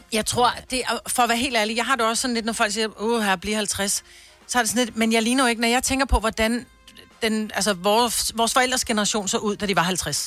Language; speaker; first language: Danish; native; Danish